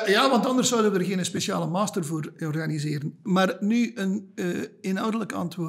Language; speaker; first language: Dutch; native; Dutch